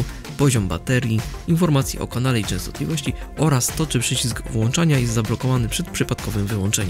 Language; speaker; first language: Polish; native; Polish